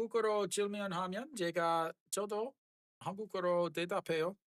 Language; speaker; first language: Korean; non-native, learner; English